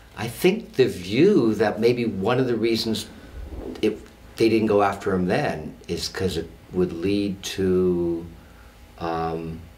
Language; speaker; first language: English; native; English